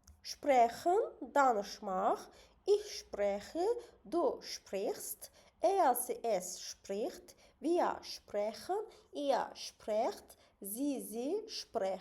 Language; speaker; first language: German; non-native, fluent; Azerbaijani